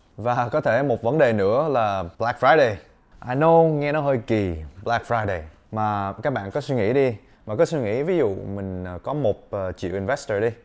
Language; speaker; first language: Vietnamese; early bilingual, heritage; Vietnamese